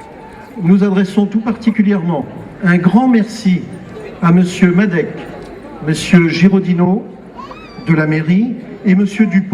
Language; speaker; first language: French; native; French